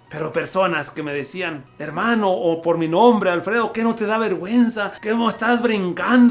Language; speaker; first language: Spanish; native; Spanish